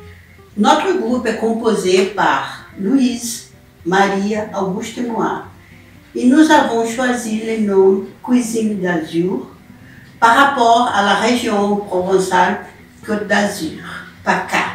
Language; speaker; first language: French; non-native, learner; Portuguese